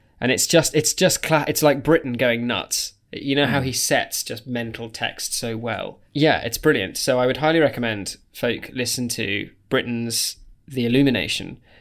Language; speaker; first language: English; native; English